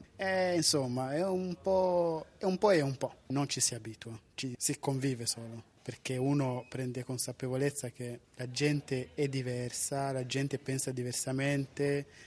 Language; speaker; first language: Italian; non-native, fluent; Kinyarwanda